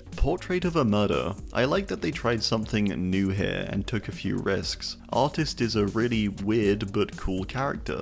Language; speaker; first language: English; native; English